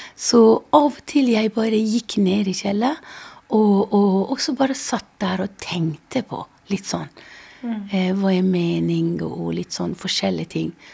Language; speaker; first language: Norwegian; non-native, fluent; Persian